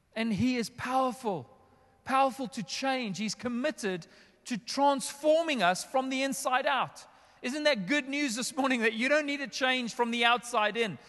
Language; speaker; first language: English; native; English